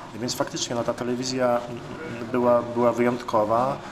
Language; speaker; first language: Polish; native; Polish